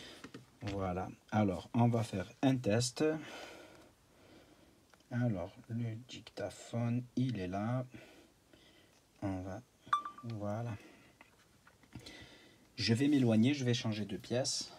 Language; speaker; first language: French; native; French